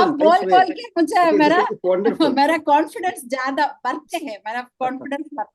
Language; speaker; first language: Hindi; non-native, local second language; Malayalam